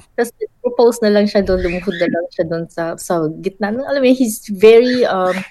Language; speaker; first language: English; non-native, local second language; Filipino